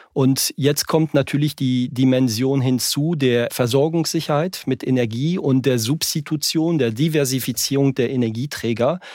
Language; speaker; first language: German; non-native, fluent; French